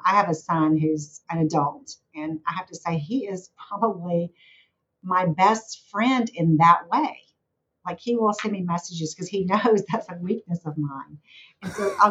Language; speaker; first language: English; native; English